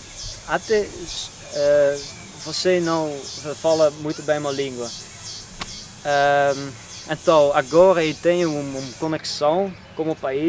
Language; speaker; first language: Portuguese; non-native, learner; Dutch